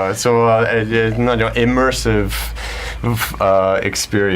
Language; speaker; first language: Hungarian; non-native, learner; English